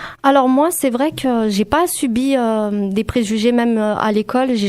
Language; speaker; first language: French; native; French